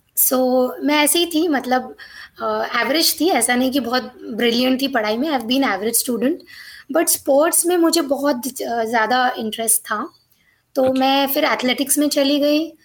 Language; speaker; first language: Hindi; non-native, local second language; Marathi